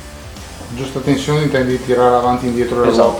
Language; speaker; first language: Italian; native; Italian